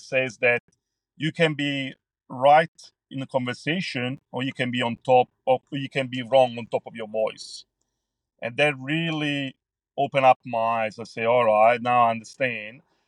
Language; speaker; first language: English; non-native, fluent; Italian